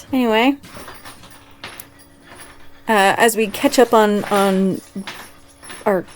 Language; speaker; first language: English; native; English